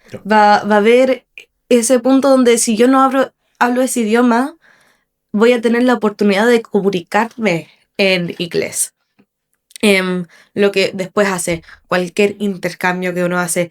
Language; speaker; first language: Spanish; non-native, fluent; English